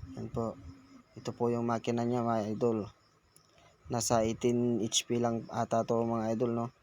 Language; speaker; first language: Filipino; non-native, local second language; Pangasinan